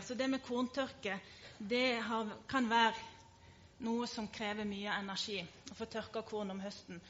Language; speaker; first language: Norwegian; native; Norwegian